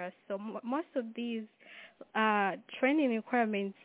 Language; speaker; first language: English; non-native, local second language; Nyanja